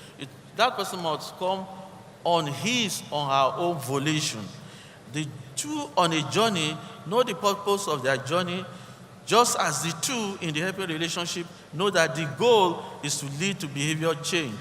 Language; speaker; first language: English; non-native, local second language; Yoruba